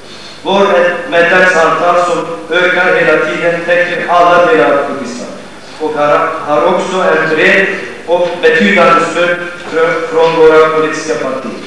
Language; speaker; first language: Swedish; non-native, fluent; Kurdish